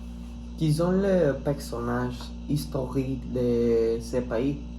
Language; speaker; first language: French; non-native, learner; Spanish